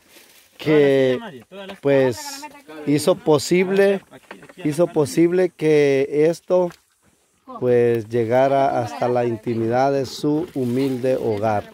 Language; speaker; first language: Spanish; native; Spanish